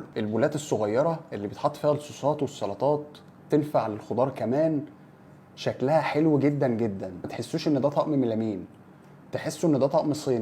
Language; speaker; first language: Arabic; native; Arabic